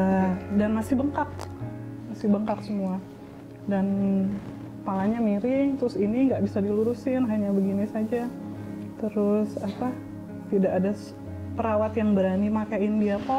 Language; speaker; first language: Indonesian; native; Indonesian